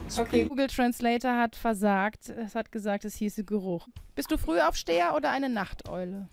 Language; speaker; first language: German; native; German